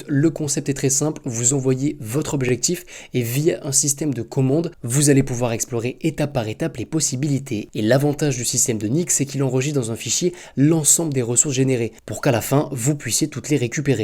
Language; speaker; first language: French; native; French